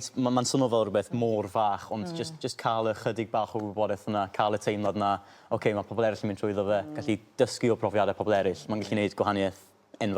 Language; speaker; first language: Welsh; native; Welsh